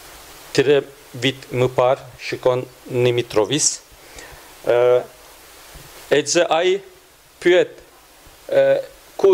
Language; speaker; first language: Albanian; non-native, learner; Turkish